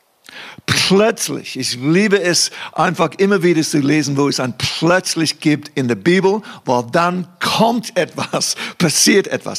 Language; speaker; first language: German; non-native, fluent; English